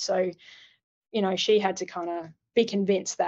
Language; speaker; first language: English; native; English